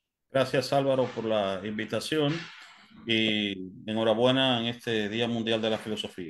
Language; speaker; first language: Spanish; native; Spanish